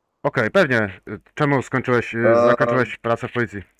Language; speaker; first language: Polish; native; Polish